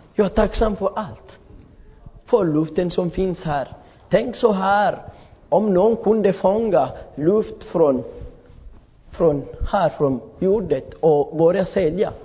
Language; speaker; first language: Swedish; non-native, fluent; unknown